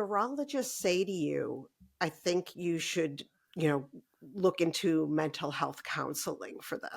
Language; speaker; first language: English; native; English